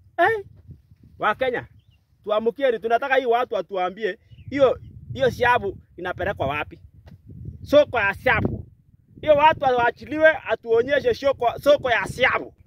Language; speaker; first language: Swahili; non-native, local second language; Kalenjin